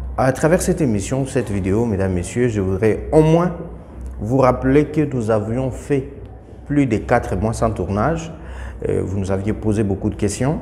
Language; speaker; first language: French; non-native, local second language; Lingala